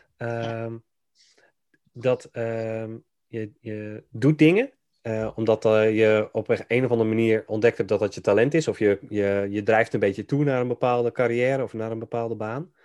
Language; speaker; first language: Dutch; native; Dutch